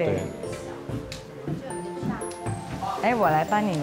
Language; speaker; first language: Chinese; non-native, local second language; Cantonese